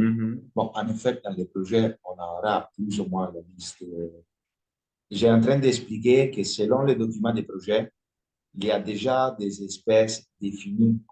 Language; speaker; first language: French; non-native, fluent; Italian